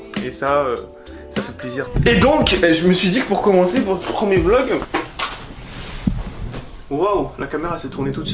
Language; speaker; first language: French; native; French